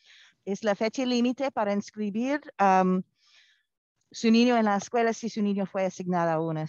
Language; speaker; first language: Spanish; non-native, fluent; English